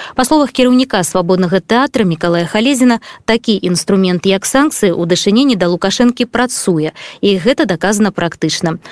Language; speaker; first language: Belarusian; native; Belarusian